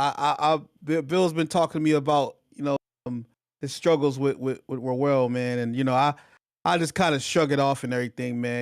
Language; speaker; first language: English; native; English